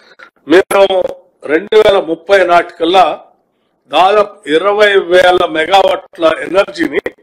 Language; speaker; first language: Telugu; native; Telugu